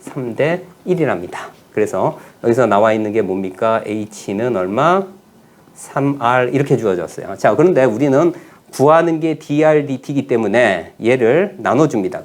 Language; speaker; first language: Korean; native; Korean